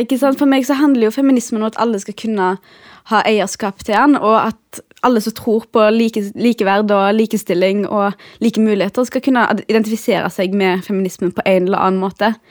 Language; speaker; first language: Norwegian; early bilingual, other home language; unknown